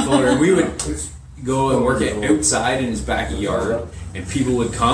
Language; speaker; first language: English; native; English